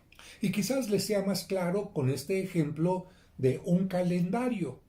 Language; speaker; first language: Spanish; native; Spanish